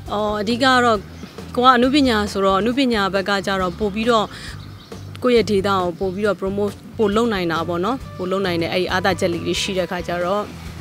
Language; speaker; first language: Burmese; non-native, local second language; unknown